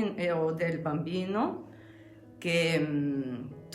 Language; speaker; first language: Italian; non-native, fluent; Bulgarian